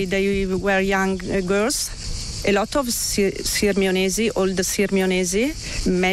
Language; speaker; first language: English; non-native, learner; Italian